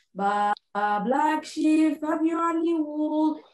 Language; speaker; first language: English; non-native, learner; Arabic